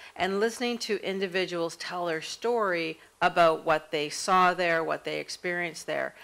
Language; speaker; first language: English; native; English